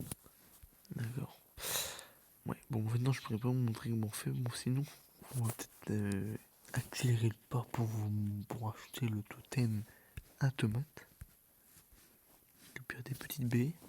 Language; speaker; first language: French; native; French